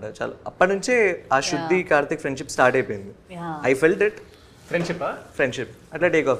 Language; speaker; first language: Telugu; native; Telugu